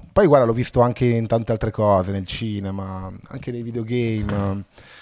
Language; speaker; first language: Italian; native; Italian